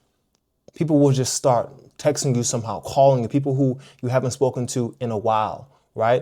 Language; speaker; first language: English; native; English